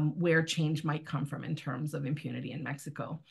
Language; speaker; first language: English; native; English